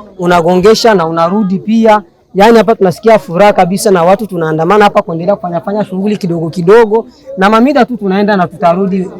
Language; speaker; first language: Swahili; native; Swahili